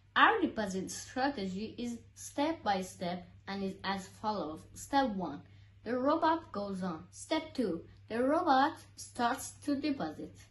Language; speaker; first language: English; non-native, learner; Persian